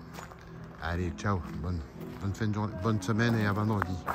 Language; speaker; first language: French; native; French